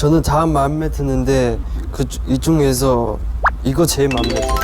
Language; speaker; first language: Korean; non-native, fluent; Chinese